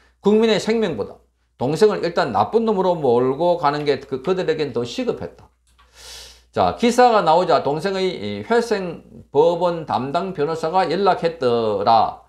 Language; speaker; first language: Korean; native; Korean